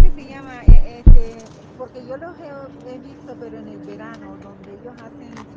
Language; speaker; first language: Spanish; native; Spanish